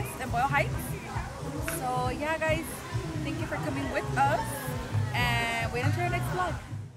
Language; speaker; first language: English; early bilingual, other home language; Spanish